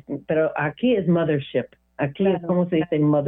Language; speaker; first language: Spanish; non-native, learner; English